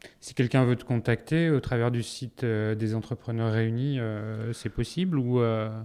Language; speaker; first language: French; native; French